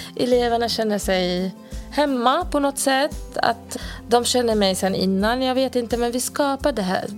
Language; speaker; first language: Swedish; non-native, fluent; Arabic